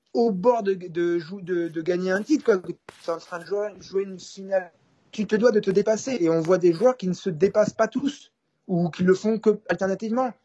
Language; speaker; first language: French; native; French